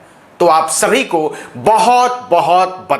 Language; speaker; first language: Hindi; native; Hindi